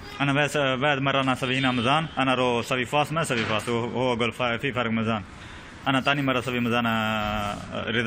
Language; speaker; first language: Arabic; non-native, learner; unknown